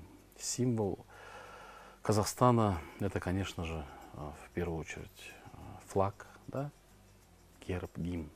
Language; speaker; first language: Russian; native; Russian